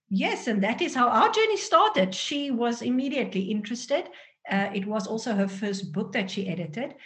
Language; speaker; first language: English; non-native, local second language; Afrikaans